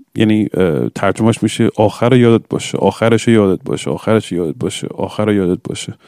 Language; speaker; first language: Persian; early bilingual, heritage; English